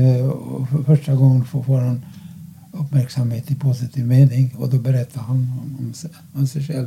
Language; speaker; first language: Swedish; non-native, fluent; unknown